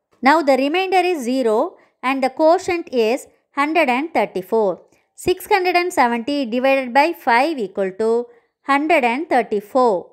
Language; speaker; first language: English; non-native, local second language; Tamil